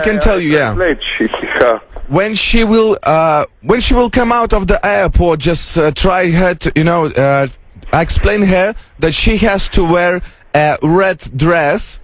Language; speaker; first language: English; non-native, fluent; Lithuanian